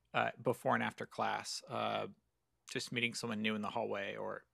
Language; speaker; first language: English; native; English